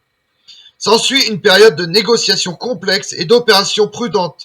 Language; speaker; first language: French; native; French